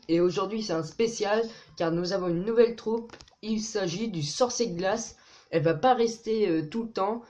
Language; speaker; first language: French; native; French